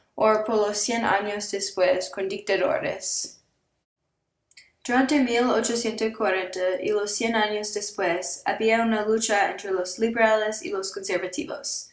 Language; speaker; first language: Spanish; non-native, learner; English